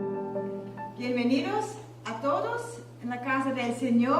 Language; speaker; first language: Spanish; non-native, learner; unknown